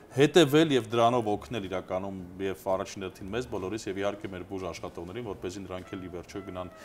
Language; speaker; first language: Armenian; native; Armenian